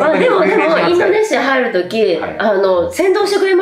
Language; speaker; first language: Japanese; native; Japanese